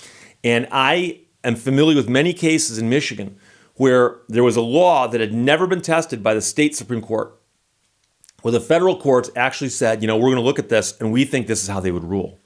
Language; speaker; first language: English; native; English